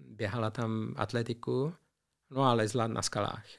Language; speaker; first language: Czech; native; Czech